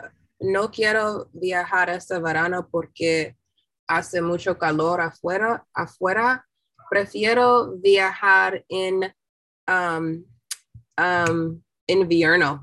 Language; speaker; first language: Spanish; non-native, learner; English